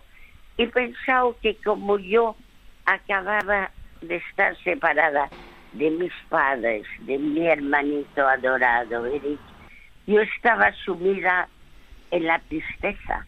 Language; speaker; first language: Spanish; early bilingual, other home language; French